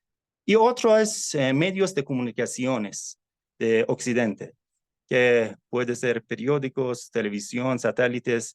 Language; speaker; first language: Spanish; non-native, fluent; Persian